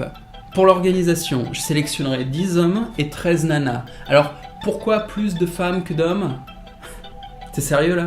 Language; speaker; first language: French; native; French